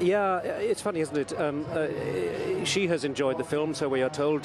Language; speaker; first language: English; native; English